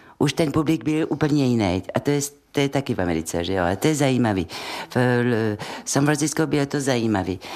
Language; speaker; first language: Czech; non-native, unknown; French